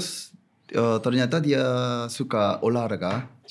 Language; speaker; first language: Indonesian; non-native, fluent; Korean